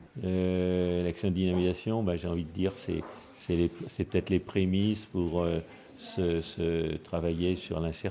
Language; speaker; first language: French; native; French